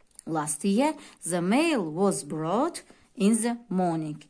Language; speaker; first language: English; non-native, fluent; Azerbaijani